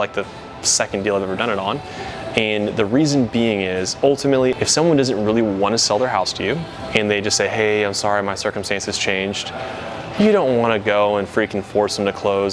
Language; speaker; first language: English; native; English